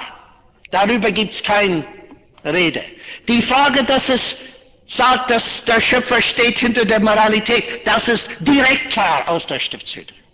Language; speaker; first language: German; non-native, fluent; English